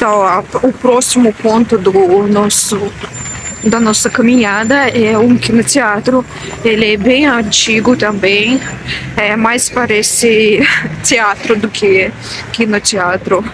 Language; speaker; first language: Portuguese; non-native, learner; Russian